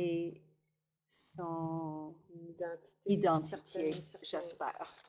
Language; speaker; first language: French; non-native, local second language; English